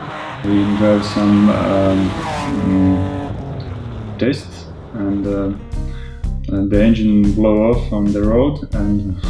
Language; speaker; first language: English; non-native, learner; Latvian